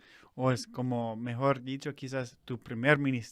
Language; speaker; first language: Spanish; non-native, fluent; English